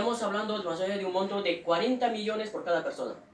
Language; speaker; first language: Spanish; native; Spanish